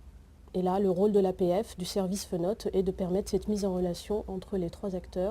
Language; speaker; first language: French; native; French